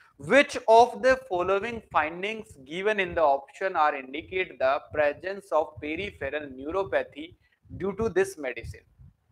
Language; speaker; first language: English; non-native, local second language; Hindi